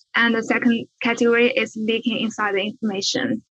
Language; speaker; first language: English; non-native, fluent; Chinese